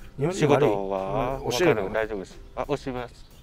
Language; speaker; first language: Japanese; non-native, learner; Vietnamese